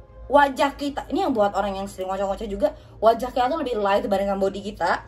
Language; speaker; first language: Indonesian; early bilingual, heritage; Indonesian